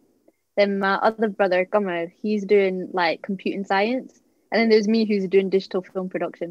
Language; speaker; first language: English; native; English